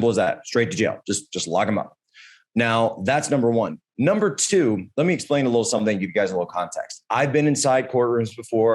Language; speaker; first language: English; native; English